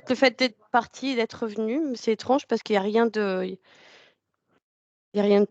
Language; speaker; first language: French; native; French